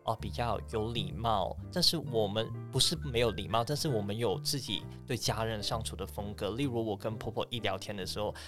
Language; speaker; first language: Chinese; non-native, fluent; Cantonese